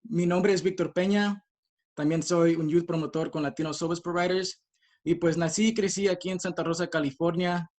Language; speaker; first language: Spanish; early bilingual, heritage; Spanish